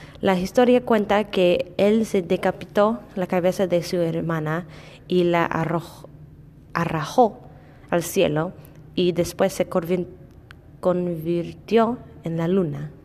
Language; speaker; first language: Spanish; non-native, learner; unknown